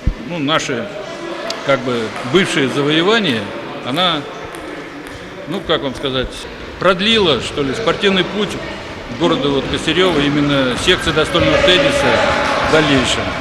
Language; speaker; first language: Russian; native; Russian